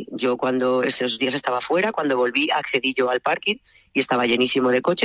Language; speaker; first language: Spanish; native; Spanish